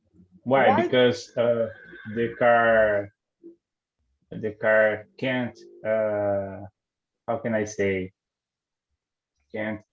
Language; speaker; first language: English; non-native, learner; Portuguese